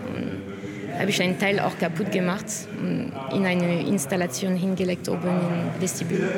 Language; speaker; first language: German; non-native, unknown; French